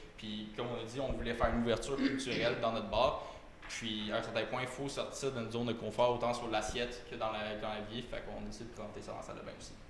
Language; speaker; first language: French; native; French